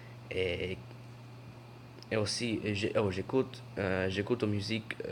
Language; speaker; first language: French; non-native, learner; English